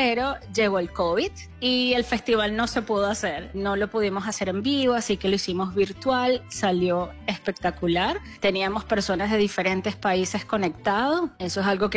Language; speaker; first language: Spanish; native; Spanish